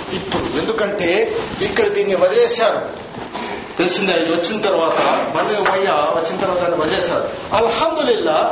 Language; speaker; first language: Telugu; non-native, local second language; Urdu